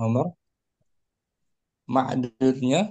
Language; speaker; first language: Indonesian; native; Indonesian